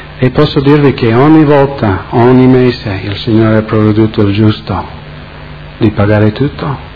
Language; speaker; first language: Italian; non-native, fluent; English